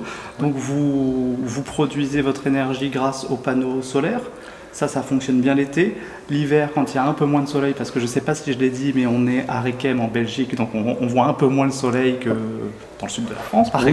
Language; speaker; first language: French; native; French